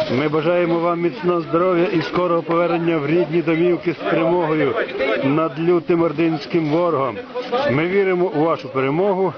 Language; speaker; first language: Ukrainian; native; Ukrainian